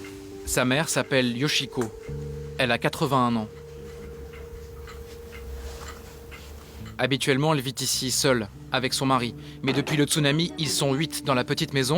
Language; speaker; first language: French; native; French